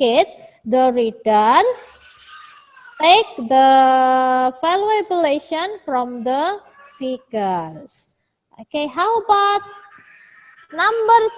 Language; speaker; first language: English; non-native, fluent; Indonesian